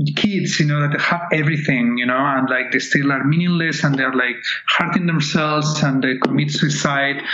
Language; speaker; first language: English; non-native, fluent; Spanish